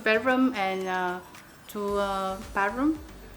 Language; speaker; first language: English; non-native, learner; Vietnamese